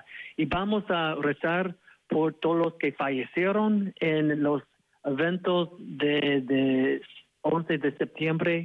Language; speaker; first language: Spanish; non-native, fluent; English